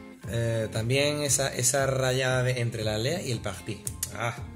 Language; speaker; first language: Spanish; native; Spanish